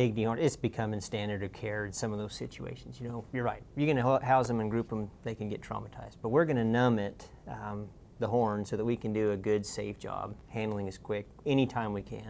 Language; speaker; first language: English; native; English